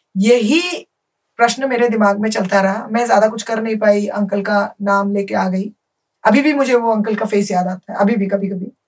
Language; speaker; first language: Hindi; non-native, local second language; Bangla